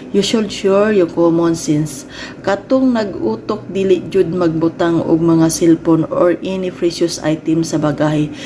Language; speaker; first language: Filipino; non-native, local second language; Cebuano